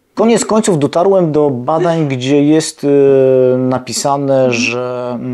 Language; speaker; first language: Polish; native; Polish